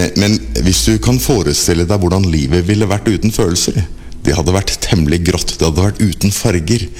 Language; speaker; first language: Norwegian; native; Norwegian